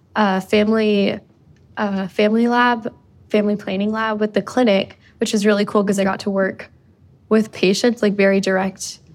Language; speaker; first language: English; early bilingual, other home language; Spanish